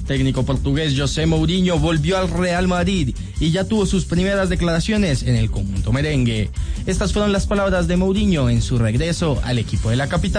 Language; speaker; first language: Spanish; native; Spanish